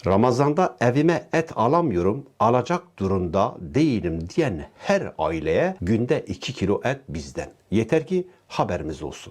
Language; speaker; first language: Turkish; non-native, local second language; Kurdish